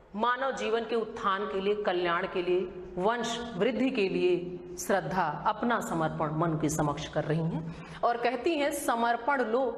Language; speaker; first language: Hindi; native; Hindi